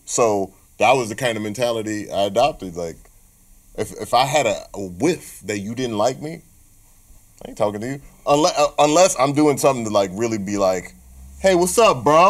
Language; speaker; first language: English; native; English